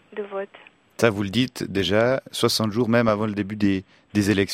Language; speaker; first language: French; native; French